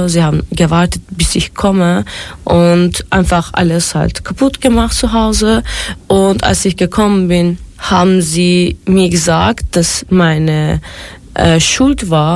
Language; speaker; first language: German; non-native, fluent; Turkish